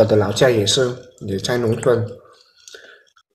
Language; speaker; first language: Chinese; non-native, learner; Vietnamese